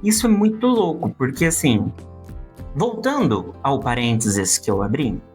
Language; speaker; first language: Portuguese; native; Portuguese